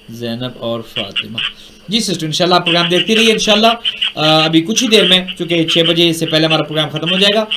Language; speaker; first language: Urdu; native; Urdu